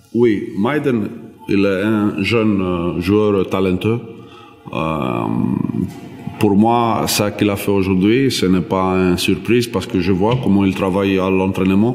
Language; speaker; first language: French; non-native, learner; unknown